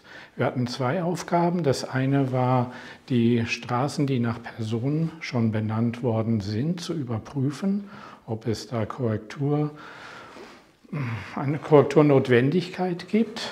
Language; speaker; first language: German; non-native, fluent; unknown